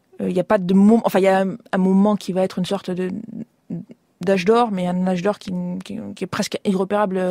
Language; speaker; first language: French; native; French